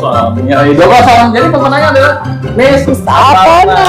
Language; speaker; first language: Indonesian; native; Indonesian